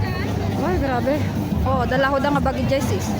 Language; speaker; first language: Filipino; non-native, local second language; Cebuano